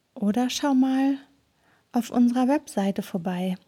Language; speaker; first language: German; native; German